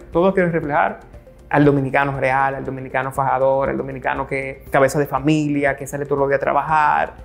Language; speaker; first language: Spanish; native; Spanish